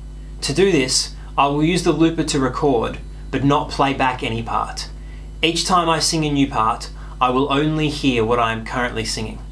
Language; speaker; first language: English; native; English